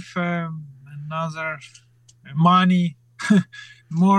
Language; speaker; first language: English; non-native, learner; Ukrainian